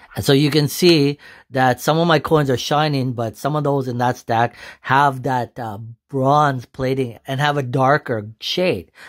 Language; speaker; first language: English; native; English